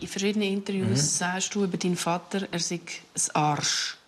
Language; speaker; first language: German; native; German